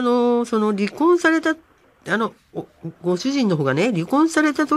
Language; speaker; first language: Japanese; native; Japanese